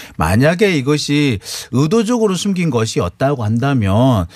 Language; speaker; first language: Korean; native; Korean